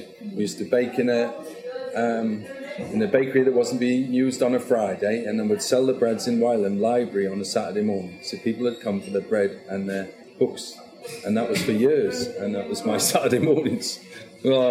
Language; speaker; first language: English; native; English